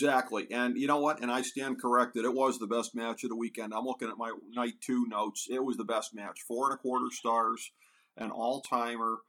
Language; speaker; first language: English; native; English